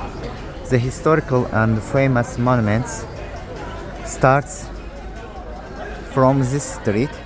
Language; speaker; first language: English; non-native, learner; Azerbaijani